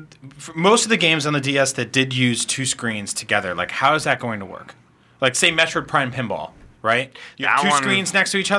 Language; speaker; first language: English; early bilingual, other home language; Italian